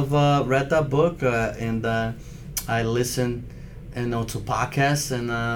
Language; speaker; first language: English; native; English